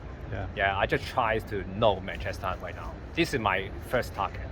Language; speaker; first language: English; non-native, learner; Cantonese